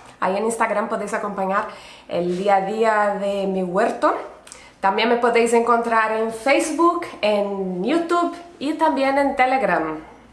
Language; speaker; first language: Spanish; non-native, fluent; Portuguese